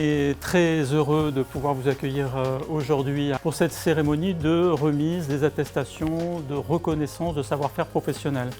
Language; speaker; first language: French; native; French